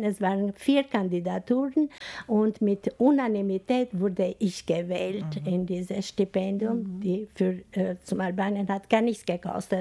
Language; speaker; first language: German; non-native, fluent; Albanian